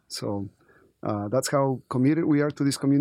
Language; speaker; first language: English; non-native, fluent; Spanish